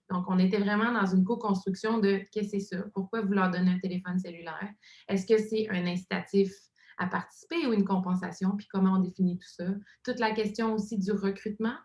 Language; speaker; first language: French; native; French